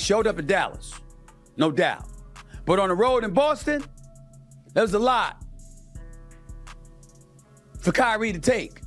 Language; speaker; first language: English; native; English